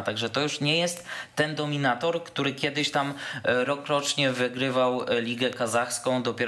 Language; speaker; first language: Polish; native; Polish